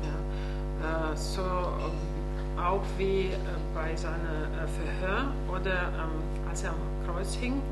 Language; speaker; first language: German; non-native, fluent; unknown